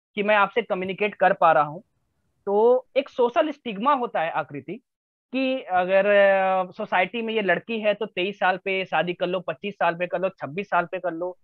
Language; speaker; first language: Hindi; native; Hindi